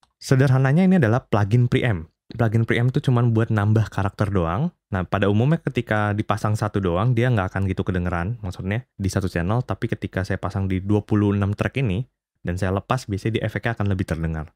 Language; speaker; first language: Indonesian; native; Indonesian